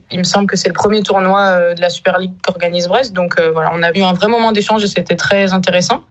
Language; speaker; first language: French; native; French